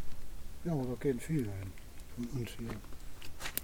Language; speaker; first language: German; native; German